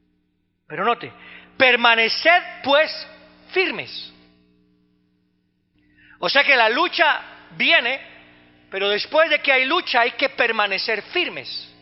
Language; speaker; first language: Spanish; native; Spanish